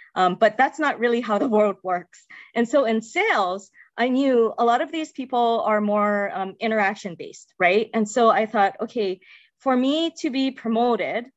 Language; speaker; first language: English; native; English